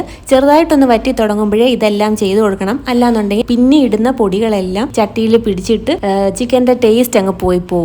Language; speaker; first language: Malayalam; native; Malayalam